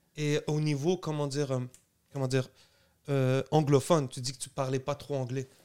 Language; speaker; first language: French; non-native, local second language; Arabic